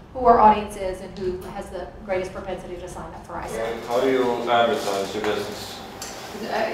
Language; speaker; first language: English; native; English